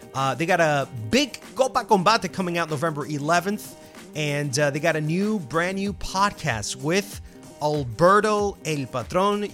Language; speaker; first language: English; non-native, fluent; Spanish